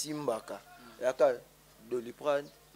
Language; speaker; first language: French; non-native, local second language; Lingala